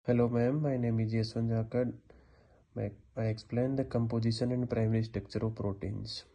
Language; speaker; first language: English; non-native, learner; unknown